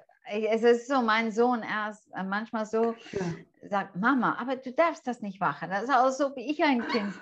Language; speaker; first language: German; non-native, fluent; English